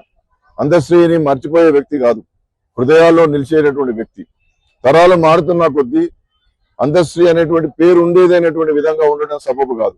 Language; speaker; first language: Telugu; native; Telugu